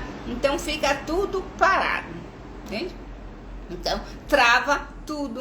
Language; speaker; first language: Portuguese; native; Portuguese